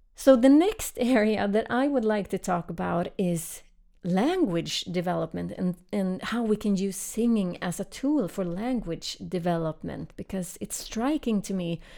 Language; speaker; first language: English; non-native, fluent; Swedish